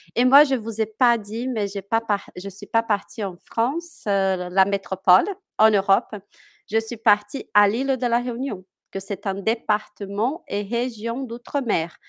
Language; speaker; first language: French; non-native, fluent; Portuguese